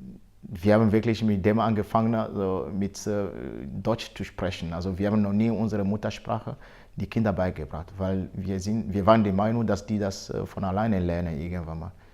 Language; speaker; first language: German; non-native, fluent; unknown